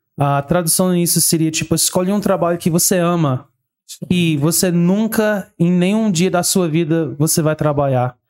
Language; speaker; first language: Portuguese; non-native, fluent; English